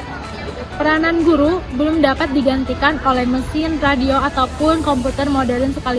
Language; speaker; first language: Indonesian; native; Indonesian